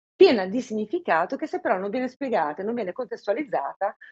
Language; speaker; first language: Italian; native; Italian